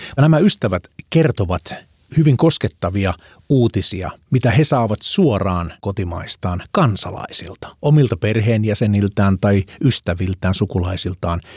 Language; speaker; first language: Finnish; native; Finnish